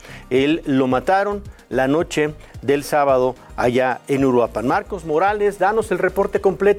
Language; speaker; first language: Spanish; native; Spanish